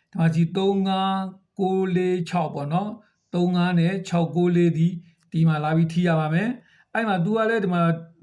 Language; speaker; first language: Burmese; native; Burmese